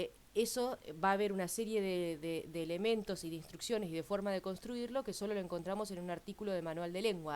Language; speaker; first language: Spanish; native; Spanish